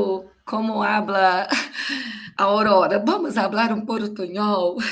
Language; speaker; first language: Spanish; non-native, learner; Portuguese